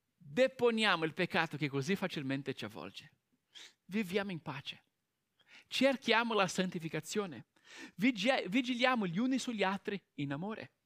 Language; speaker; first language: Italian; non-native, fluent; Portuguese